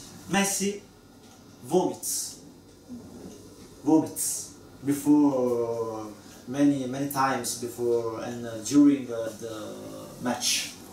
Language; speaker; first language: English; non-native, learner; Italian